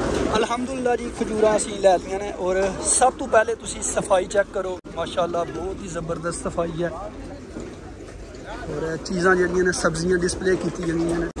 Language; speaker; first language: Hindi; non-native, local second language; Punjabi